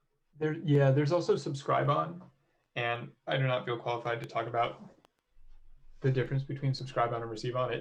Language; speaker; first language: English; native; English